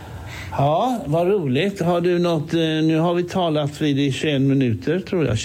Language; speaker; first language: Swedish; native; Swedish